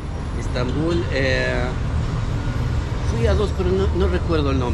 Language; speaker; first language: Spanish; non-native, fluent; Arabic